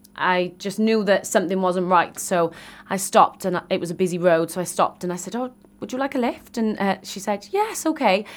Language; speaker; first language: English; native; English